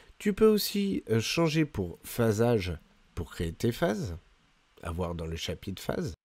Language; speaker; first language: French; native; French